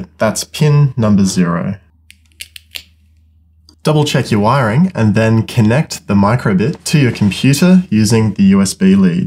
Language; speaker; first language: English; native; English